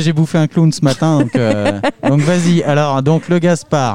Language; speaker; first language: French; native; French